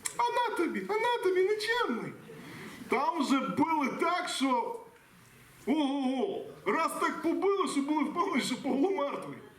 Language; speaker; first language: Ukrainian; non-native, local second language; Russian